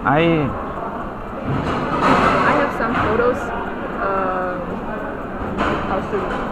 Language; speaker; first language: English; non-native, learner; Chinese